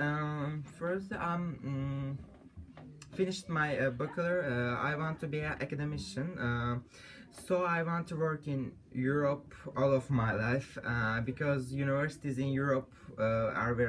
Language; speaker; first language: English; non-native, learner; Turkish